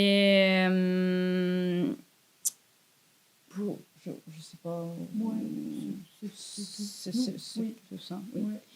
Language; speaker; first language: French; non-native, fluent; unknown